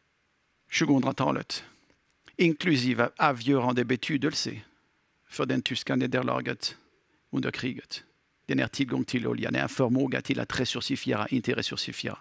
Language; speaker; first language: Swedish; non-native, fluent; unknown